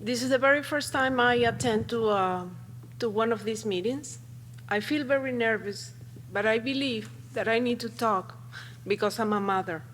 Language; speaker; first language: English; non-native, fluent; Spanish